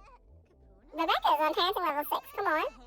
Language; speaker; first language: English; native; English